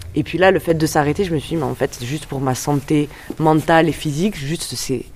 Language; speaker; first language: French; native; French